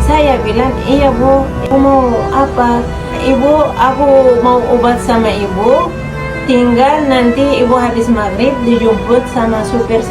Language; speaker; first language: Indonesian; non-native, fluent; Arabic